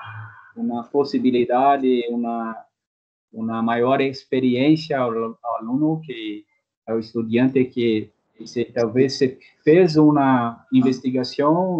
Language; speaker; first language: Spanish; non-native, fluent; Portuguese